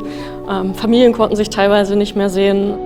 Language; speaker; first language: German; native; German